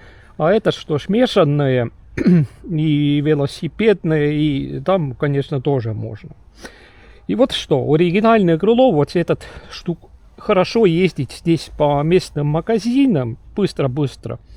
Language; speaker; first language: Russian; non-native, local second language; Estonian